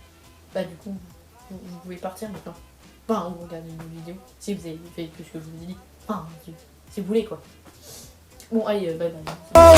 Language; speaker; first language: French; native; French